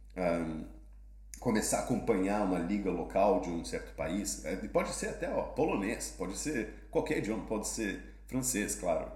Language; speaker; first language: Portuguese; native; Portuguese